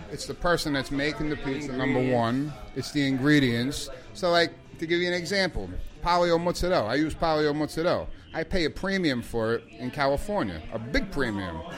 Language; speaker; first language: English; native; English